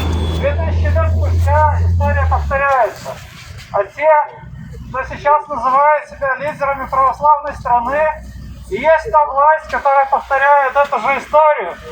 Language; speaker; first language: Russian; native; Russian